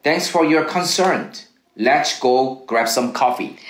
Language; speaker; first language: English; non-native, fluent; Korean